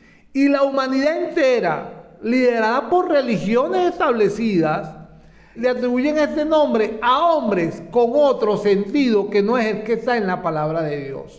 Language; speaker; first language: Spanish; native; Spanish